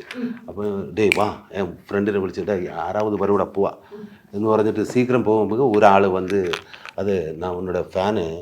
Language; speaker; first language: Tamil; non-native, learner; Malayalam